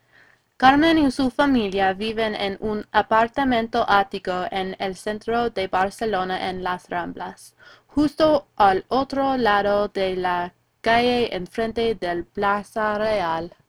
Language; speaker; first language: Spanish; non-native, learner; English